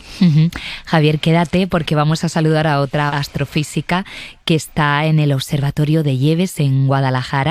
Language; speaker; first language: Spanish; native; Spanish